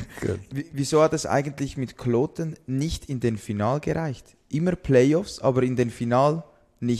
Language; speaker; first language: German; native; German